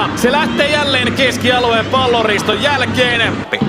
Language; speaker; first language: Finnish; native; Finnish